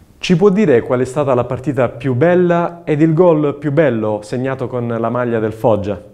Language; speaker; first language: Italian; native; Italian